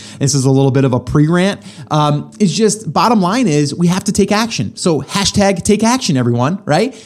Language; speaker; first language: English; native; English